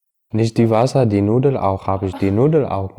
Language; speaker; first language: German; non-native, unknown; Arabic